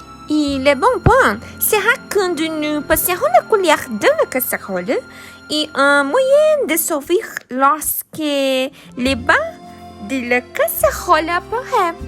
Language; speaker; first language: French; non-native, learner; Portuguese